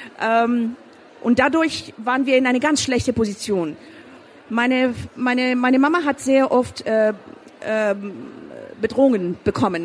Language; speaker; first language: German; non-native, fluent; Persian